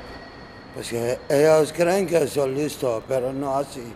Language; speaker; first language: Spanish; non-native, learner; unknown